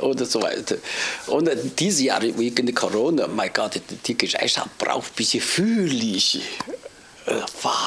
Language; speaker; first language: German; non-native, learner; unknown